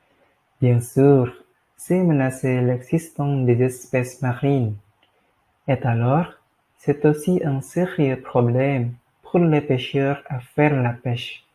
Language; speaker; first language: French; non-native, learner; Indonesian